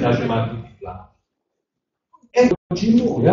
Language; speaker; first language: Russian; non-native, learner; German